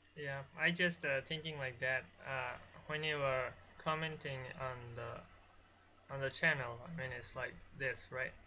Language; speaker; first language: English; non-native, learner; Bangla